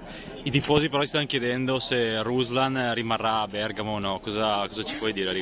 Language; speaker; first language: Italian; native; Italian